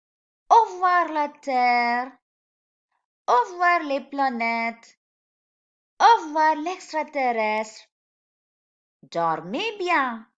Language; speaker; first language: French; non-native, fluent; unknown